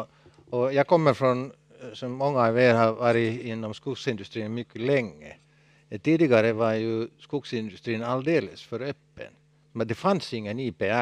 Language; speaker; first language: Swedish; non-native, local second language; Finnish